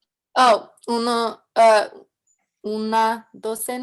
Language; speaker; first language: Spanish; non-native, learner; English